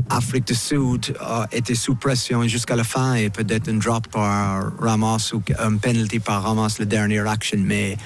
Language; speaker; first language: French; non-native, fluent; English